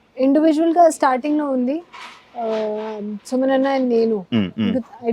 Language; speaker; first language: Telugu; non-native, learner; Hindi